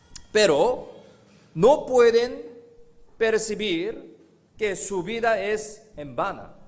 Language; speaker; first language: Spanish; non-native, fluent; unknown